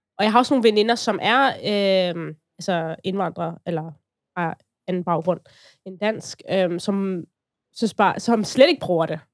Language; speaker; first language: Danish; native; Danish